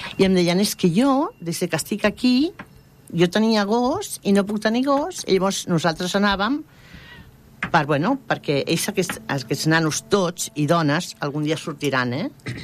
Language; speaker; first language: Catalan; non-native, local second language; Spanish